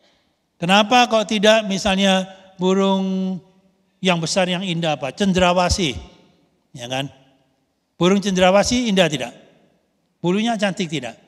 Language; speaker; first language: Indonesian; native; Indonesian